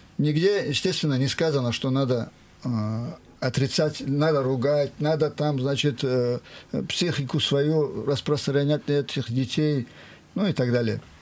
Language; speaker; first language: Russian; non-native, local second language; Avaric